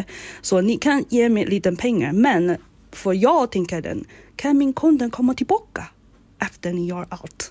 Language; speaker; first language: Swedish; non-native, learner; Chinese